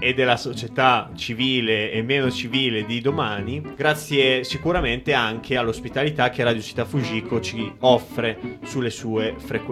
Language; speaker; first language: Italian; native; Italian